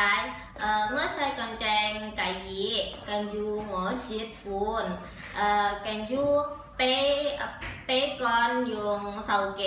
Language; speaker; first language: Cantonese; non-native, learner; Indonesian